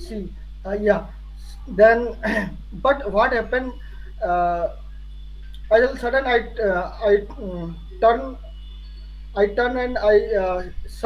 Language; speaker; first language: English; non-native, learner; Hindi